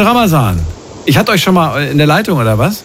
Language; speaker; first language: German; native; German